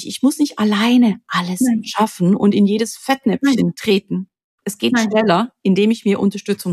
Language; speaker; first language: German; native; German